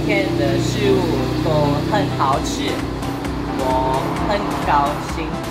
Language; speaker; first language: Chinese; non-native, learner; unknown